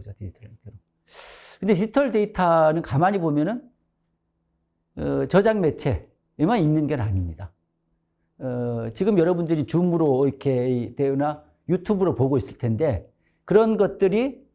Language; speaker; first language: Korean; native; Korean